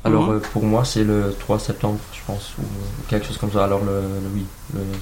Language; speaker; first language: French; non-native, learner; German